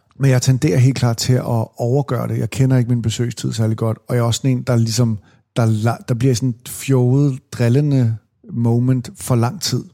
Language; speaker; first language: Danish; native; Danish